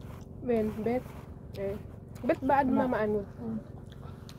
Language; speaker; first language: Arabic; non-native, learner; Filipino